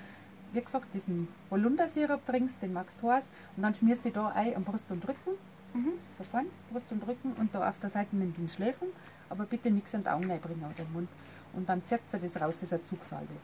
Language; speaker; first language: German; native; German